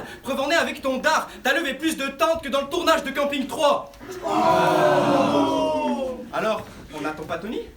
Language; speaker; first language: French; native; French